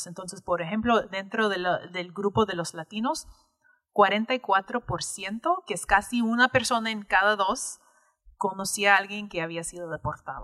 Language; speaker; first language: Spanish; early bilingual, heritage; English